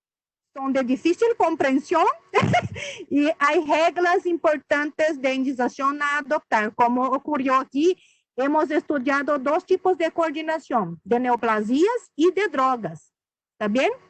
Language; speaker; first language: Spanish; non-native, fluent; Portuguese